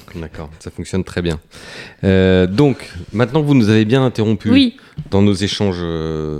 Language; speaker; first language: French; native; French